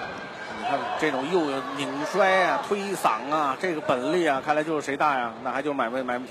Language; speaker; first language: Chinese; native; Chinese